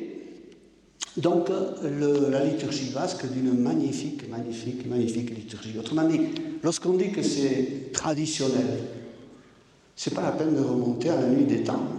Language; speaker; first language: French; native; French